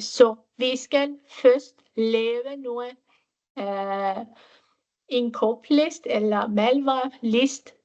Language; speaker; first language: Danish; non-native, fluent; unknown